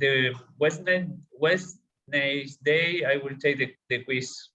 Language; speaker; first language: English; non-native, learner; Spanish